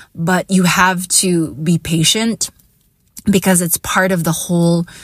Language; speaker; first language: English; non-native, local second language; Hiligaynon